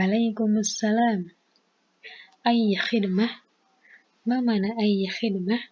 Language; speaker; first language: Arabic; non-native, fluent; Indonesian